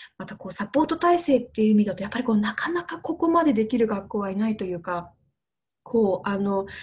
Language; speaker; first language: Japanese; native; Japanese